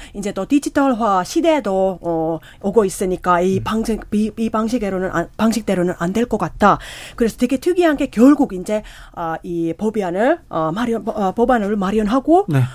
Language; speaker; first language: Korean; non-native, fluent; Finnish